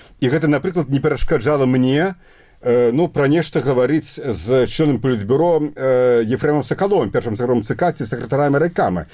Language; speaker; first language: Belarusian; native; Belarusian